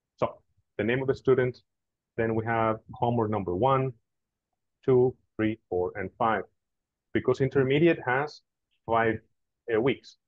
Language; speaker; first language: English; non-native, fluent; Spanish